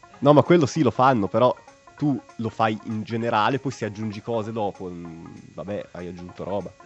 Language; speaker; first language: Italian; native; Italian